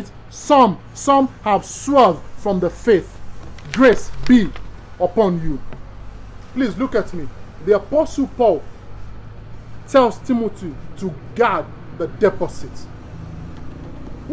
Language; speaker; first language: English; non-native, local second language; Yoruba